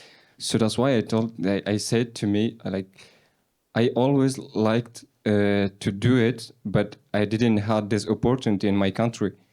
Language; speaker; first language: English; non-native, learner; Persian